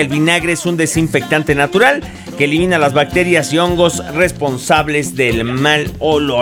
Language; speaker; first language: Spanish; native; Spanish